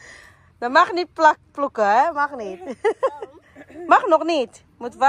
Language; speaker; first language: Dutch; non-native, learner; Filipino